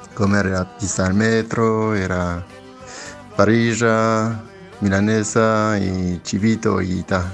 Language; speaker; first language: Spanish; non-native, fluent; French